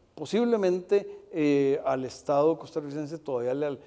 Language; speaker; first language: Spanish; native; Spanish